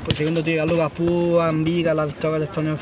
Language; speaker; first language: Italian; native; Italian